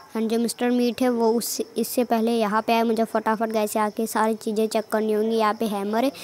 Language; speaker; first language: Hindi; non-native, local second language; Gujarati